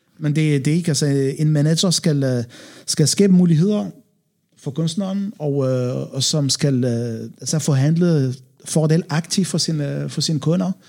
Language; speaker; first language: Danish; non-native, fluent; Arabic